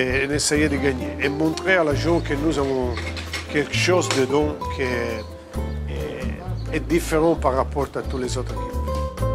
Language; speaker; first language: French; non-native, fluent; Italian